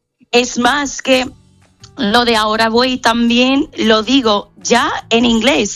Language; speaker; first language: Spanish; non-native, fluent; English